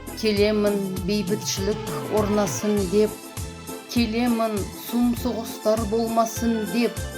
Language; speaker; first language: Kazakh; non-native, local second language; Uyghur